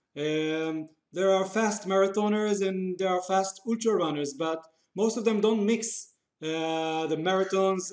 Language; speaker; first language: English; non-native, fluent; Hebrew